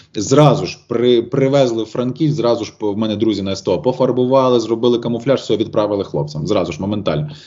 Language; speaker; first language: Ukrainian; native; Ukrainian